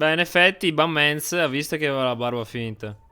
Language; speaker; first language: Italian; native; Italian